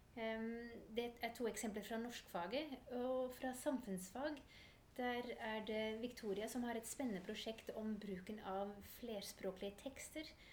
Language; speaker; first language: Norwegian; non-native, fluent; Dutch